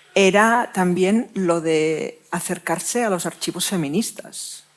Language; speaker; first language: Spanish; non-native, local second language; Catalan